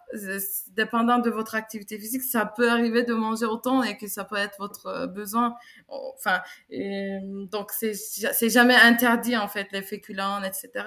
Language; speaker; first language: French; non-native, fluent; Turkish